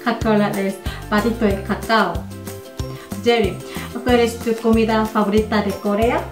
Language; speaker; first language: Spanish; non-native, learner; Korean